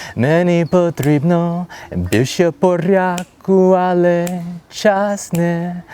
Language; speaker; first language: Ukrainian; non-native, learner; English